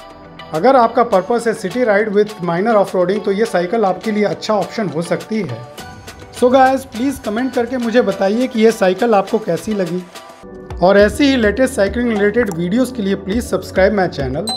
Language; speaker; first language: Hindi; native; Hindi